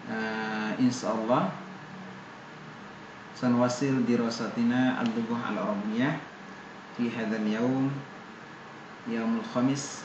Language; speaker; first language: Arabic; non-native, fluent; Indonesian